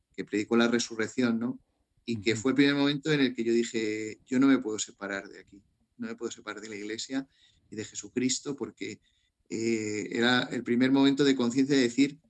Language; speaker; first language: Spanish; native; Spanish